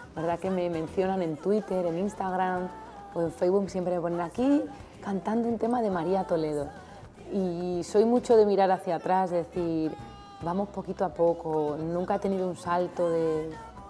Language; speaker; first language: Spanish; native; Spanish